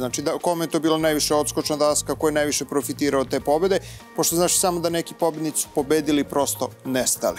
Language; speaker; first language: Serbian; native; Serbian